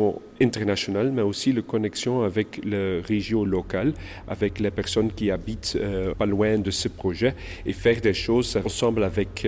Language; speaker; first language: French; non-native, local second language; Dutch